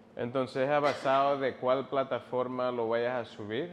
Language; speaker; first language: Spanish; early bilingual, heritage; Spanish